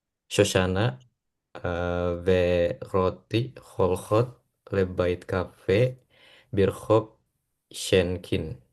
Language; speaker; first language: Hebrew; non-native, learner; Indonesian